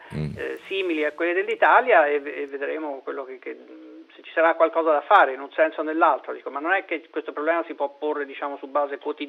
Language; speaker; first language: Italian; native; Italian